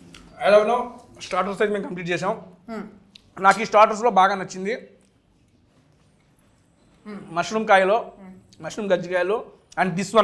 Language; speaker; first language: Telugu; native; Telugu